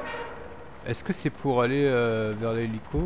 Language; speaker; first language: French; native; French